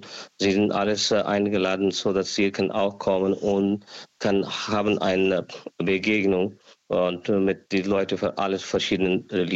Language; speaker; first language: German; non-native, learner; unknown